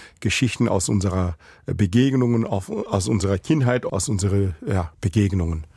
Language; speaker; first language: German; non-native, fluent; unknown